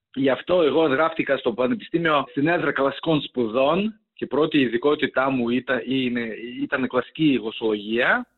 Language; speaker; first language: Greek; non-native, fluent; Ukrainian